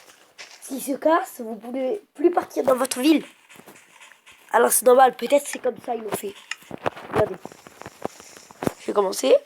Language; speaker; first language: French; early bilingual, other home language; Arabic